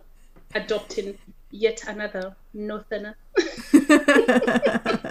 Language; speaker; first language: English; non-native, local second language; Kikuyu